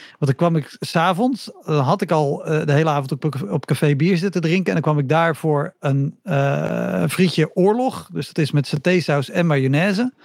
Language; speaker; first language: Dutch; native; Dutch